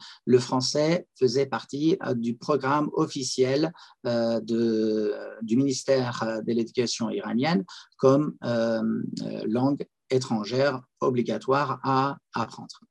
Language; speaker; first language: French; non-native, fluent; Persian